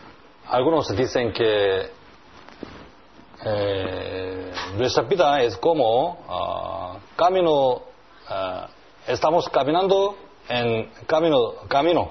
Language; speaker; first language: Spanish; non-native, learner; Korean